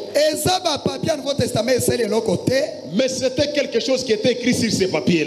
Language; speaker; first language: French; non-native, local second language; Lingala